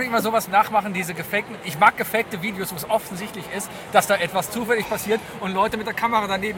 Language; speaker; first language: German; native; German